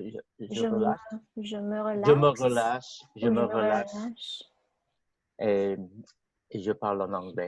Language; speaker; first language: French; non-native, fluent; English